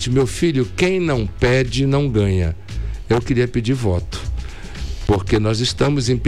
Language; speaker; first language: Portuguese; native; Portuguese